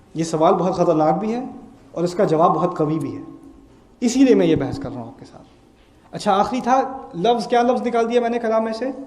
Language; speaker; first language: Urdu; early bilingual, heritage; Urdu